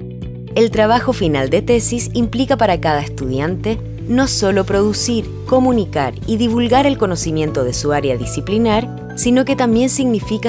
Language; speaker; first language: Spanish; native; Spanish